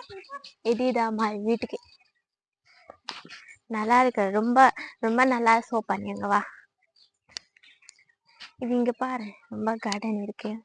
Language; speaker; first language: Tamil; non-native, learner; Bangla